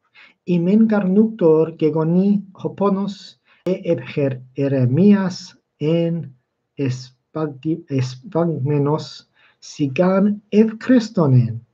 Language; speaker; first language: Greek; non-native, fluent; English